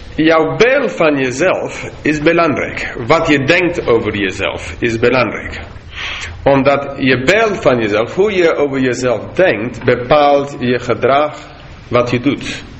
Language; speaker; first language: Dutch; non-native, fluent; English